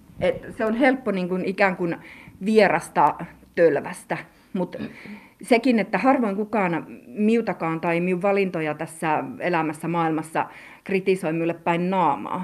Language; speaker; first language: Finnish; native; Finnish